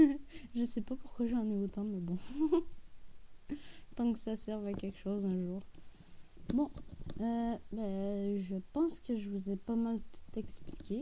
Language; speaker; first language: French; native; French